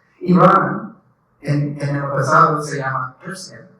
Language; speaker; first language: Spanish; non-native, learner; English